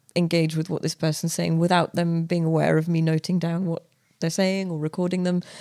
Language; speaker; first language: English; native; English